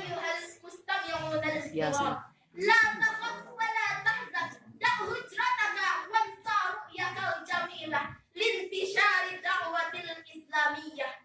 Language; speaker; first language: Arabic; non-native, learner; Indonesian